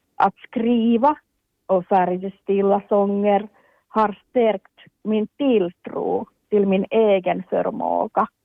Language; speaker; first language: Swedish; non-native, local second language; Finnish